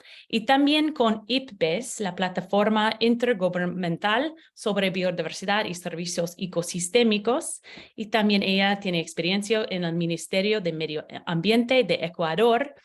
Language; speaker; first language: Spanish; non-native, learner; English